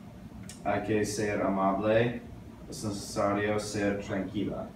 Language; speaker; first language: Spanish; non-native, learner; English